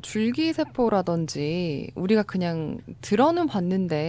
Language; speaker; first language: Korean; native; Korean